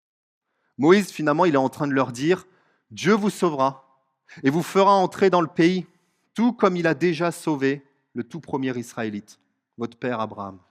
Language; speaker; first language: French; native; French